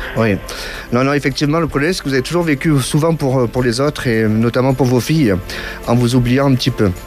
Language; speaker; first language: French; native; French